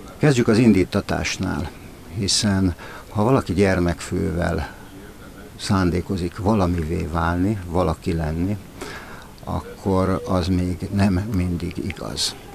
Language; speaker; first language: Hungarian; native; Hungarian